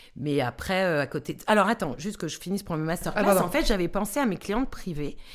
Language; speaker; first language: French; native; French